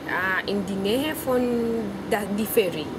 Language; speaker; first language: German; non-native, learner; Swahili